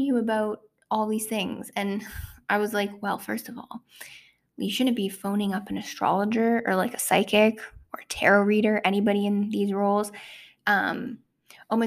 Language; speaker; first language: English; native; English